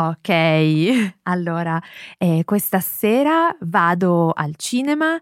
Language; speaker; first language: Italian; non-native, learner; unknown